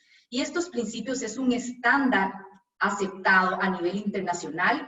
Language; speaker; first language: Spanish; native; Spanish